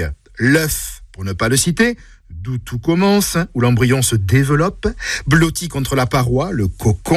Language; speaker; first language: French; native; French